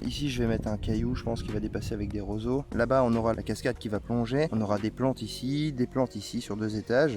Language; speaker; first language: French; native; French